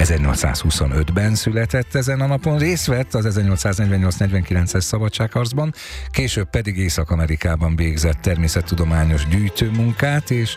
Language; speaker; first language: Hungarian; native; Hungarian